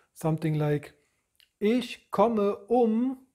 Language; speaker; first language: English; non-native, fluent; German